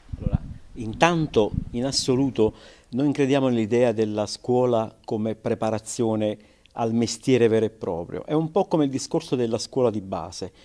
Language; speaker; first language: Italian; native; Italian